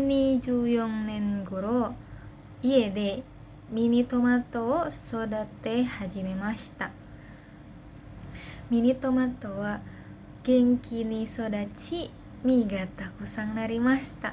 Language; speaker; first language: Japanese; non-native, learner; Indonesian